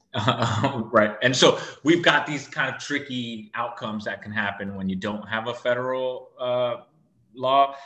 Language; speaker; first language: English; native; English